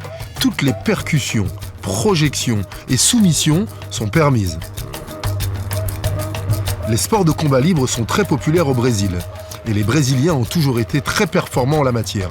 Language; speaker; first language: French; native; French